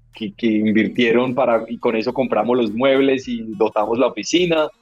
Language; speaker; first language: Spanish; native; Spanish